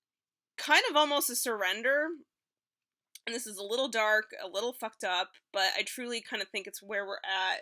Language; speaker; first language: English; native; English